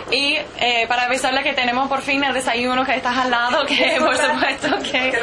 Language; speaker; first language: Spanish; non-native, fluent; English